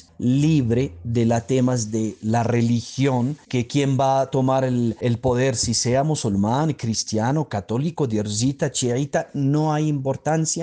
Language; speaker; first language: Spanish; non-native, fluent; Arabic